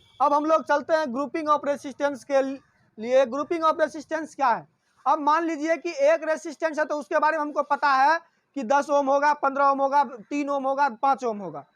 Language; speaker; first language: Hindi; native; Hindi